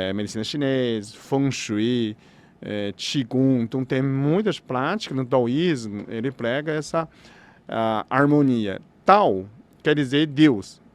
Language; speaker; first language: Portuguese; non-native, fluent; Chinese